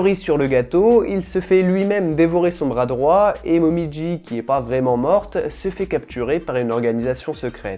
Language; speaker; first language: French; native; French